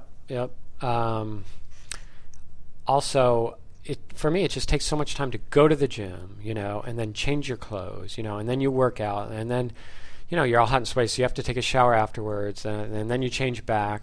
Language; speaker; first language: English; native; English